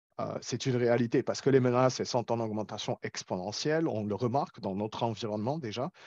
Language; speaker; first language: French; non-native, local second language; Arabic